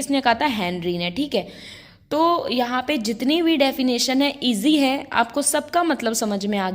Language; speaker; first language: Hindi; native; Hindi